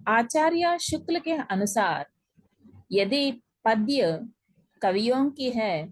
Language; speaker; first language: Hindi; non-native, local second language; Telugu